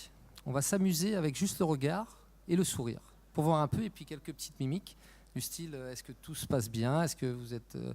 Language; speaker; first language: French; native; French